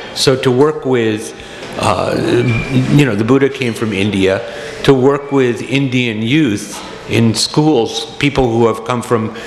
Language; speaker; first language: English; native; English